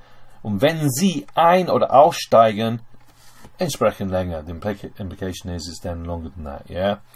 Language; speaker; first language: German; non-native, fluent; English